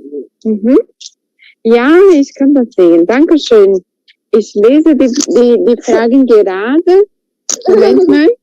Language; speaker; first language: German; non-native, fluent; Portuguese